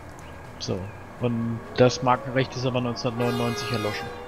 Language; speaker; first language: German; native; German